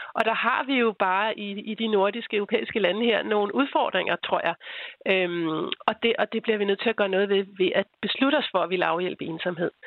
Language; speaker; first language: Danish; native; Danish